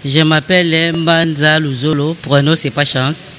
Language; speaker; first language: French; non-native, learner; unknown